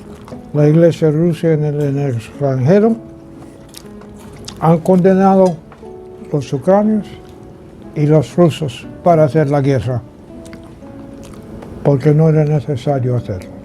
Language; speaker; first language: Spanish; non-native, fluent; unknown